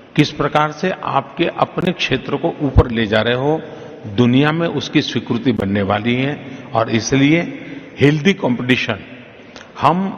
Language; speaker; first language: Hindi; non-native, local second language; Gujarati